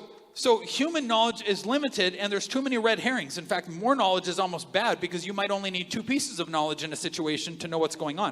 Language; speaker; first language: English; native; English